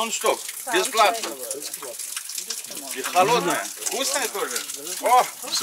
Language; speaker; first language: Russian; non-native, learner; English